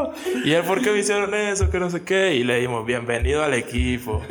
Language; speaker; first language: Spanish; native; Spanish